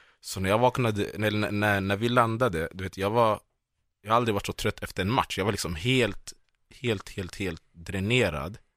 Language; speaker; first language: Swedish; early bilingual, other home language; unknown